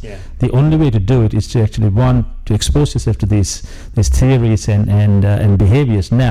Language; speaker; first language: English; non-native, local second language; Sinhala